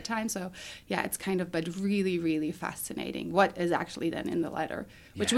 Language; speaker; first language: English; non-native, fluent; German